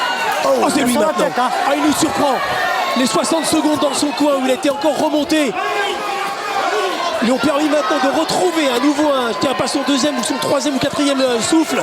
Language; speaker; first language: French; native; French